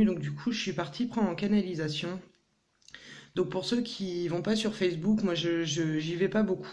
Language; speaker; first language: French; native; French